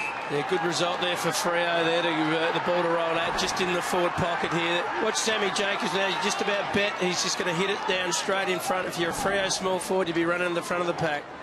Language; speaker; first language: English; native; English